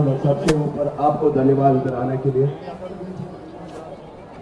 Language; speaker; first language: Hindi; non-native, local second language; Telugu